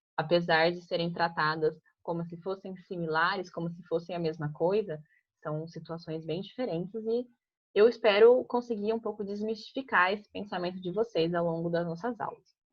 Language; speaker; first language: Portuguese; native; Portuguese